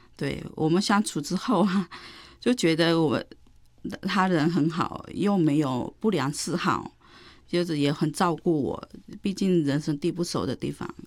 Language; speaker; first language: Chinese; early bilingual, heritage; Chinese